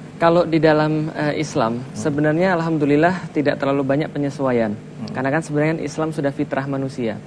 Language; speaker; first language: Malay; non-native, fluent; English